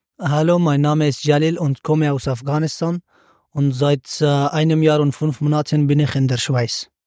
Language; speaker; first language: German; non-native, learner; Persian